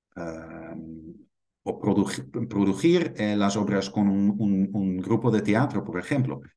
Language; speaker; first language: Spanish; non-native, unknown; Dutch